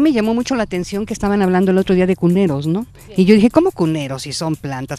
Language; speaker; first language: Spanish; native; Spanish